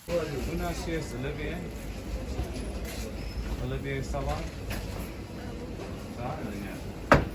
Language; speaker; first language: Russian; non-native, learner; English